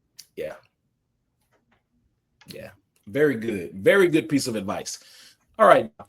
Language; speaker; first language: English; native; English